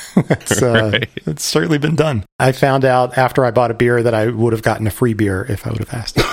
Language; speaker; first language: English; native; English